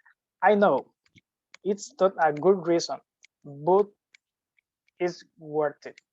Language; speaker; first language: English; non-native, learner; Spanish